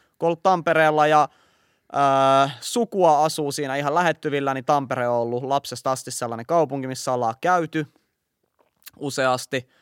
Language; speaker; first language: Finnish; native; Finnish